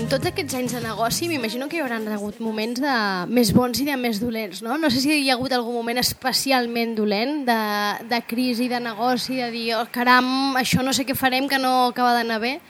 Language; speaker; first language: Catalan; native; Catalan